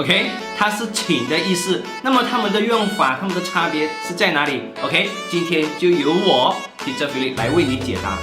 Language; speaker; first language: Chinese; native; Chinese